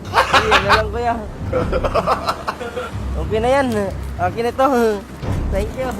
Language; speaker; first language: Filipino; non-native, local second language; Cebuano